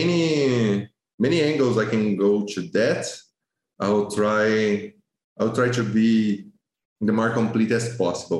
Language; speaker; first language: English; non-native, fluent; Portuguese